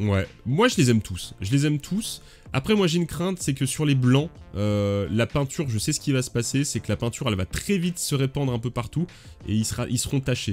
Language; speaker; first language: French; native; French